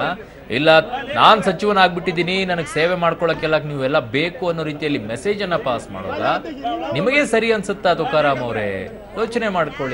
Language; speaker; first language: Kannada; native; Kannada